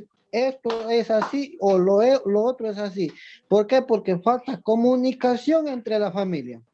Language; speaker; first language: Spanish; native; Spanish